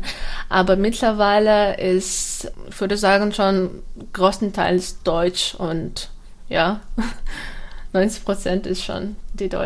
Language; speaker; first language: German; non-native, fluent; Russian